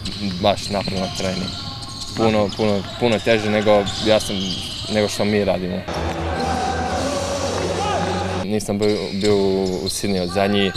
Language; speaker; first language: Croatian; early bilingual, heritage; English